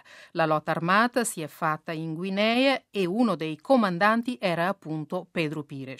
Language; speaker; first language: Italian; non-native, fluent; Kabuverdianu